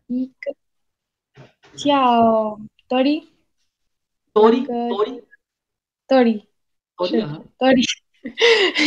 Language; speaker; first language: Chinese; non-native, learner; Spanish